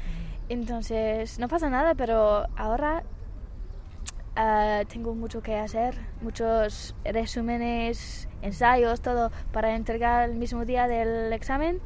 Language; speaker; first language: Spanish; non-native, fluent; English